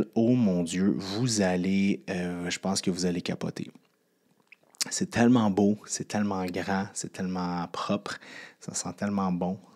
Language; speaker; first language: French; native; French